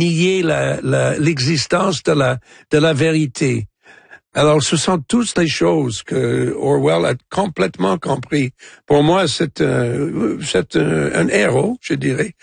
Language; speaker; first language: French; non-native, fluent; English